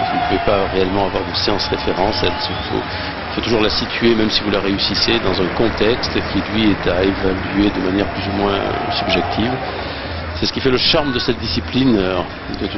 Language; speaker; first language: French; native; French